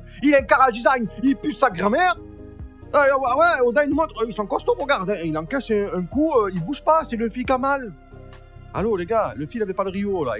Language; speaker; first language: French; native; French